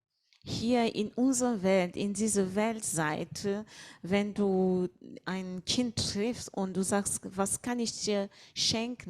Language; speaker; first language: German; non-native, fluent; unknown